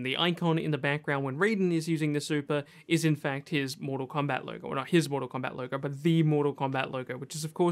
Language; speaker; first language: English; native; English